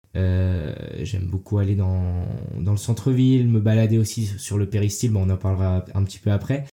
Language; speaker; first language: French; early bilingual, heritage; French